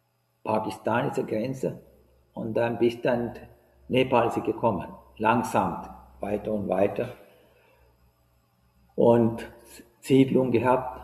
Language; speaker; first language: German; non-native, fluent; Sinhala